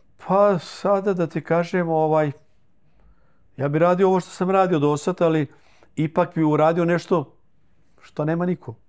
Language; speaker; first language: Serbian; early bilingual, heritage; Croatian